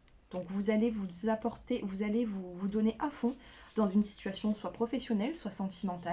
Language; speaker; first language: French; native; French